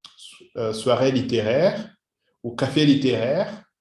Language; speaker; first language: French; non-native, local second language; Kinyarwanda